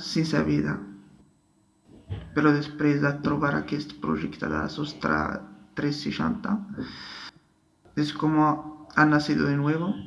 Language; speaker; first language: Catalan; non-native, learner; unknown